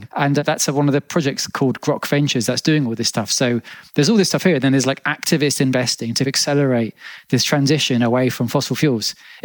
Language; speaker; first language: English; native; English